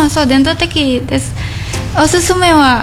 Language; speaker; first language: Japanese; non-native, learner; Indonesian